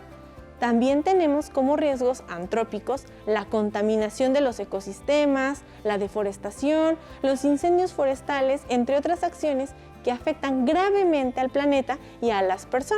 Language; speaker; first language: Spanish; native; Spanish